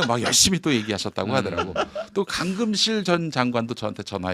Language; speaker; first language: Korean; native; Korean